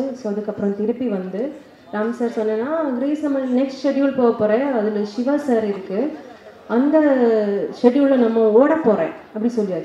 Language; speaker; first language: Tamil; non-native, learner; Malayalam